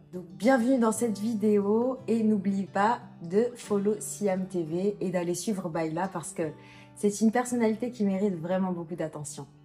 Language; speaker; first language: French; early bilingual, other home language; Arabic